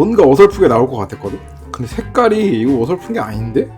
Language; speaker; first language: Korean; native; Korean